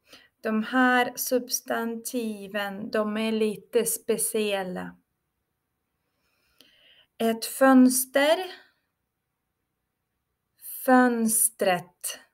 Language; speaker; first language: Swedish; non-native, fluent; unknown